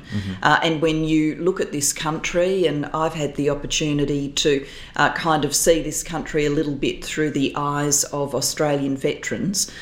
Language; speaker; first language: English; native; English